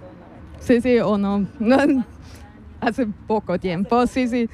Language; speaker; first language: Spanish; non-native, fluent; German